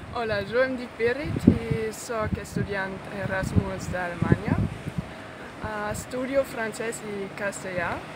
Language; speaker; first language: Spanish; non-native, fluent; German